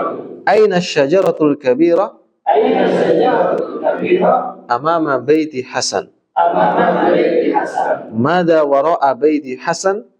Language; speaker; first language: Arabic; non-native, fluent; Indonesian